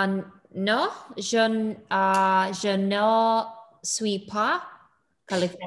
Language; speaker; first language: French; non-native, learner; English